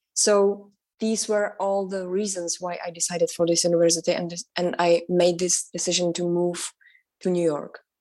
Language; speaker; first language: English; non-native, fluent; Czech